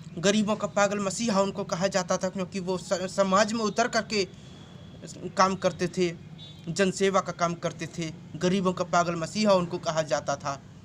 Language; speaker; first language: Hindi; native; Hindi